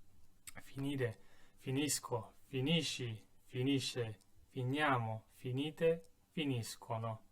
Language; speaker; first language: Italian; non-native, fluent; English